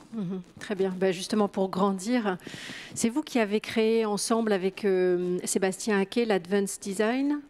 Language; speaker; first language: French; native; French